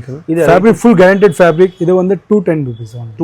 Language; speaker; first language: Malayalam; non-native, learner; Tamil